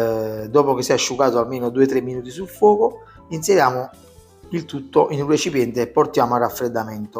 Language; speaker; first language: Italian; native; Italian